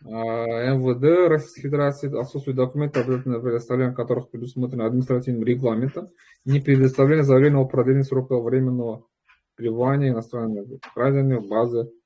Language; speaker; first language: Russian; non-native, local second language; Kyrgyz